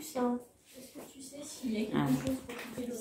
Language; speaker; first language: French; native; French